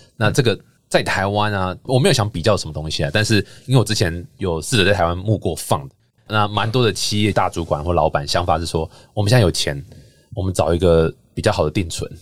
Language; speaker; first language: Chinese; native; Chinese